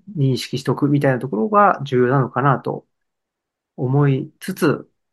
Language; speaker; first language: Japanese; native; Japanese